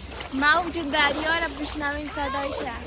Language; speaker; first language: Persian; native; Persian